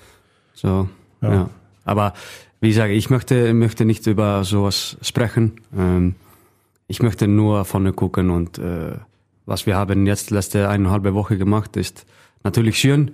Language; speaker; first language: German; non-native, fluent; Icelandic